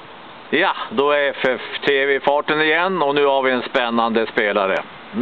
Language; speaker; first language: Swedish; native; Swedish